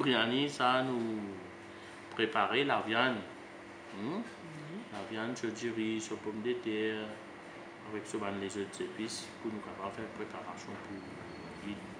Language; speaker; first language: French; non-native, learner; Morisyen